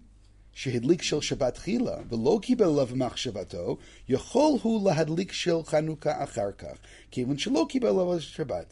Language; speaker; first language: Hebrew; non-native, fluent; English